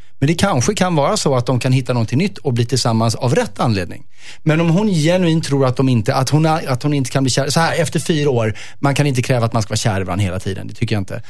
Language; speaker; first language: Swedish; native; Swedish